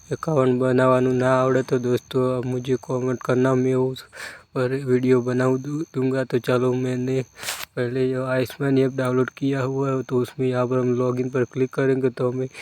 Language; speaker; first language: Hindi; non-native, local second language; Gujarati